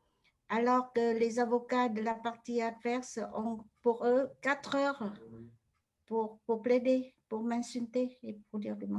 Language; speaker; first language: French; non-native, fluent; Vietnamese